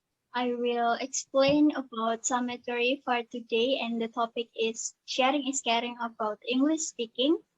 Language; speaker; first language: English; non-native, learner; Indonesian